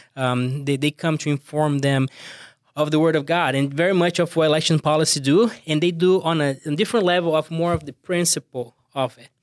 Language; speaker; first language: English; non-native, fluent; Portuguese